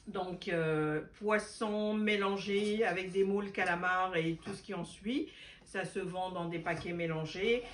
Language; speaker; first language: French; non-native, local second language; Arabic